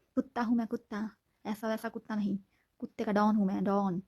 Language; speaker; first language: Hindi; non-native, local second language; Bangla